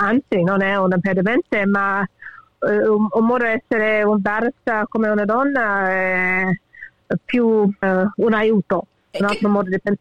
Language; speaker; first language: Italian; early bilingual, heritage; English